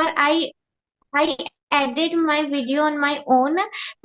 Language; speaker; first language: English; non-native, learner; Hindi